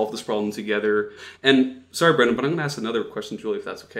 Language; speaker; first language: English; non-native, fluent; Dutch